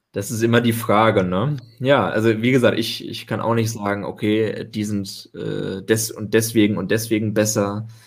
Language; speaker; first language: German; native; German